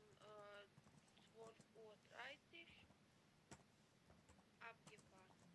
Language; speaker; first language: German; non-native, learner; Macedonian